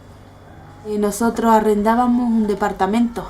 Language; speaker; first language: Spanish; native; Spanish